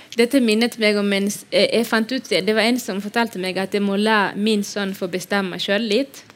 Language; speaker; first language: Norwegian; non-native, fluent; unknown